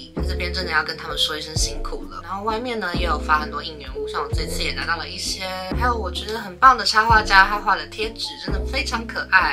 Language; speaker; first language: Chinese; native; Chinese